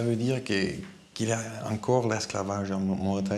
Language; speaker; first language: French; non-native, learner; Dutch